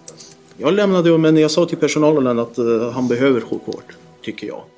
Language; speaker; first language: Swedish; non-native, fluent; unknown